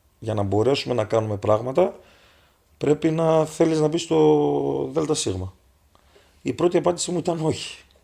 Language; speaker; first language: Greek; native; Greek